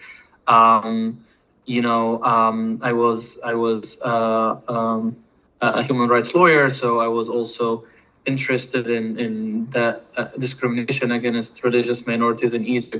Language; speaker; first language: English; non-native, fluent; Arabic